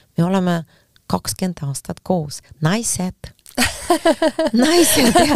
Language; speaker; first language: Estonian; non-native, fluent; Russian